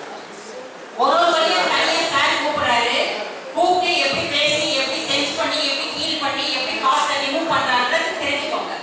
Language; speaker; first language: Tamil; native; Tamil